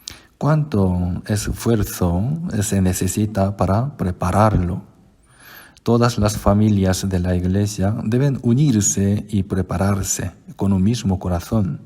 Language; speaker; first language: Spanish; non-native, fluent; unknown